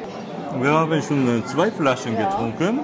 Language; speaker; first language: German; non-native, fluent; Korean